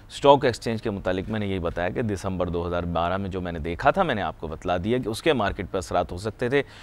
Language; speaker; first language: Urdu; native; Urdu